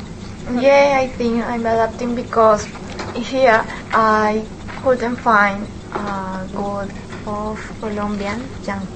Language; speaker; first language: English; non-native, learner; Spanish